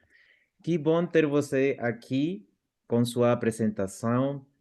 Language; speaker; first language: Portuguese; non-native, fluent; Spanish